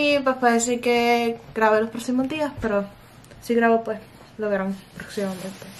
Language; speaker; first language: Spanish; early bilingual, heritage; Spanish